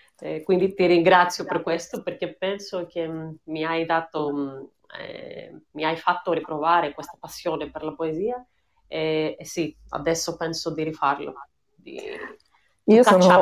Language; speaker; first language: Italian; non-native, fluent; Greek